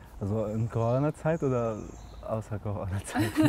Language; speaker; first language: German; non-native, learner; Arabic